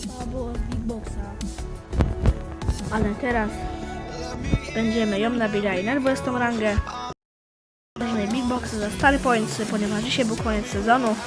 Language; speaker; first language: Polish; native; Polish